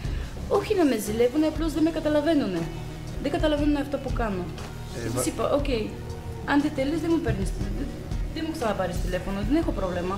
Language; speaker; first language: Greek; non-native, fluent; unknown